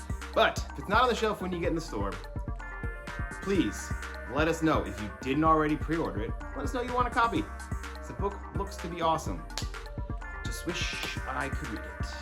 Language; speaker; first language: English; native; English